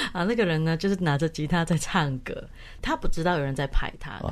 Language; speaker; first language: Chinese; non-native, fluent; Cantonese